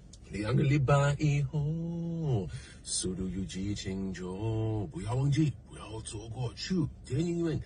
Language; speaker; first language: Chinese; non-native, learner; English